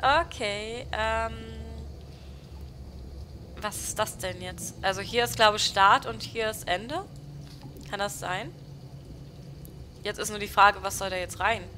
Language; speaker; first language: German; native; German